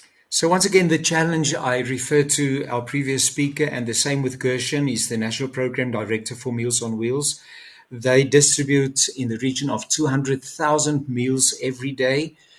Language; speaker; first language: English; non-native, local second language; Afrikaans